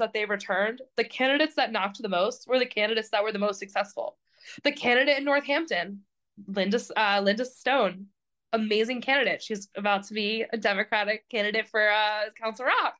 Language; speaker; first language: English; native; English